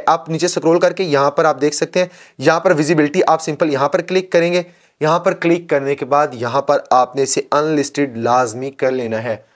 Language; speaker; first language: Urdu; non-native, local second language; Punjabi